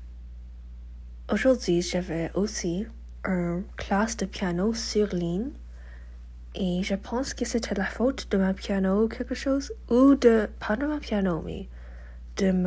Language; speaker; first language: French; non-native, learner; English